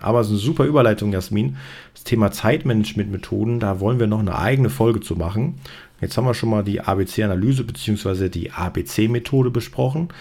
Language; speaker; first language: German; native; German